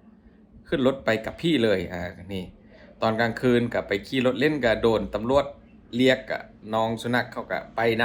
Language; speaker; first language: Thai; non-native, local second language; Lao